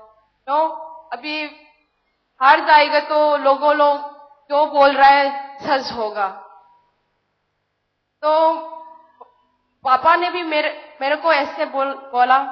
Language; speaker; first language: Hindi; non-native, local second language; Manipuri